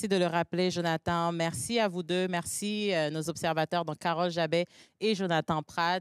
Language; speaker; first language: French; native; French